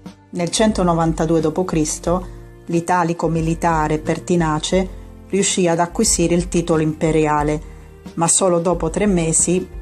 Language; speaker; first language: Italian; native; Italian